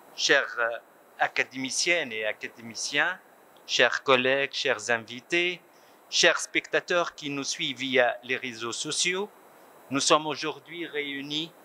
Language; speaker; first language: French; non-native, local second language; Arabic